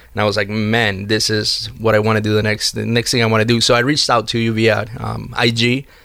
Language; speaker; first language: English; early bilingual, other home language; Spanish